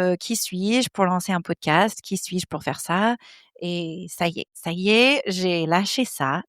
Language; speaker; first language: French; non-native, fluent; English